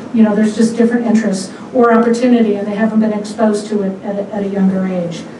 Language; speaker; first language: English; native; English